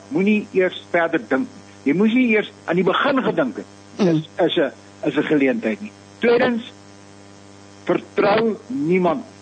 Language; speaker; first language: Afrikaans; native; Afrikaans